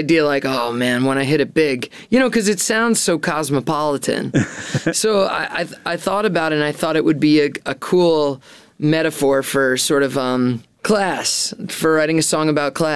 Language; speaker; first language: English; native; English